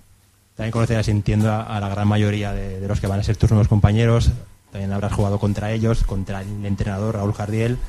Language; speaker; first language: Spanish; native; Spanish